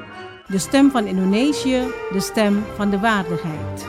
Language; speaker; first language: Dutch; non-native, fluent; Indonesian